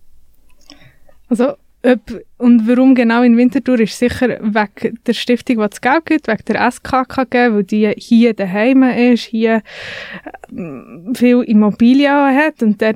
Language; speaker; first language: German; native; German